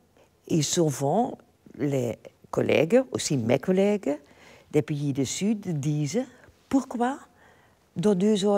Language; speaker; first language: French; non-native, fluent; Dutch